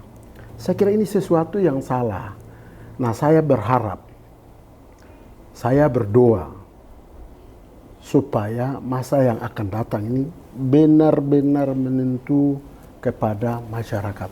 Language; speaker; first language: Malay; non-native, local second language; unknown